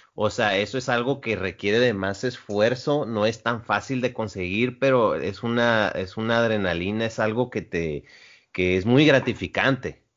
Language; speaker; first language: Spanish; native; Spanish